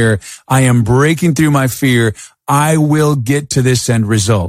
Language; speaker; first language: English; native; English